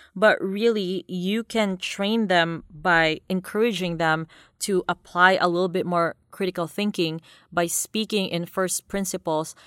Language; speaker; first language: English; non-native, local second language; Cebuano